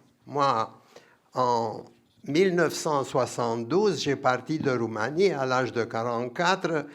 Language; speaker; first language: French; non-native, fluent; Romanian